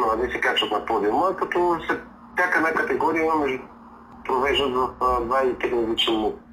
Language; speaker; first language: Bulgarian; native; Bulgarian